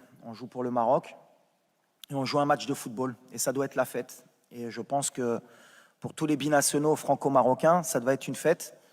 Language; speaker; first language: French; early bilingual, heritage; French